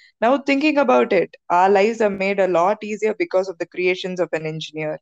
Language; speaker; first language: English; non-native, local second language; Tamil